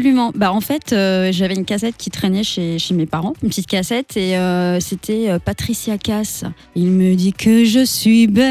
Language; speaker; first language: French; native; French